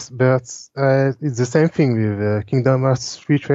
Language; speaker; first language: English; non-native, fluent; French